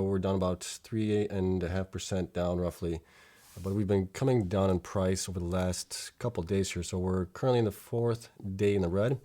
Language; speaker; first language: English; native; English